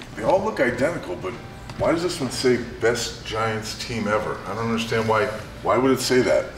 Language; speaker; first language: English; native; English